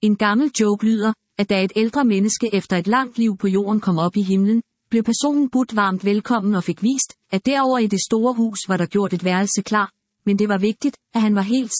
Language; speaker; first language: Danish; native; Danish